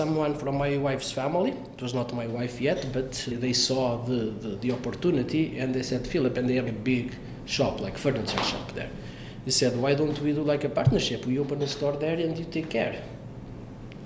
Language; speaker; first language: English; non-native, fluent; Portuguese